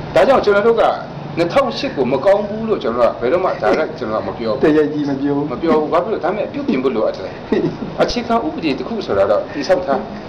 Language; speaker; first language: Burmese; non-native, local second language; Kachin